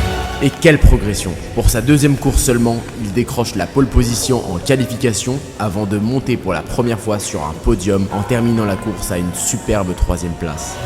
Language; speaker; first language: French; native; French